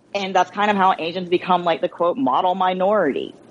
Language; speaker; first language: English; native; English